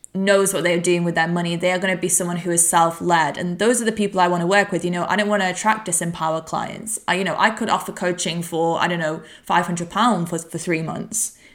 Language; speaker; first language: English; native; English